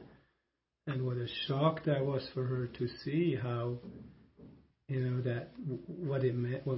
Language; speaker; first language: English; non-native, fluent; German